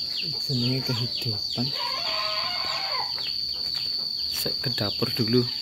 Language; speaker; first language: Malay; non-native, local second language; Javanese